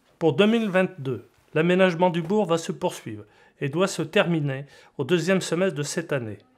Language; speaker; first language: French; native; French